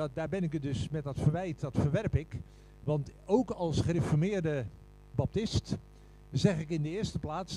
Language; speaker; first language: Dutch; native; Dutch